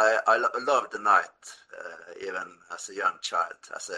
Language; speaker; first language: English; non-native, fluent; Norwegian